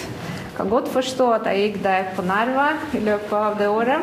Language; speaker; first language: Norwegian; non-native, fluent; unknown